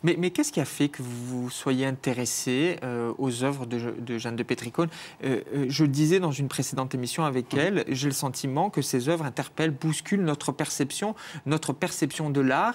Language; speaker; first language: French; native; French